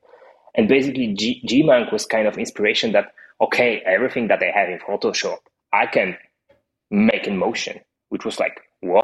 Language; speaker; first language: English; non-native, fluent; Polish